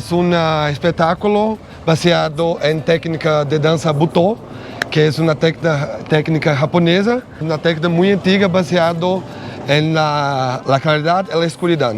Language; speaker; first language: Spanish; non-native, fluent; Portuguese